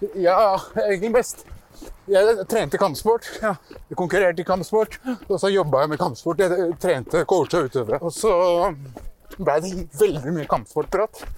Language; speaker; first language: Norwegian; early bilingual, other home language; Persian